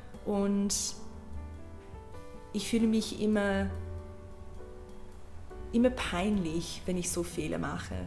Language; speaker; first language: German; non-native, learner; English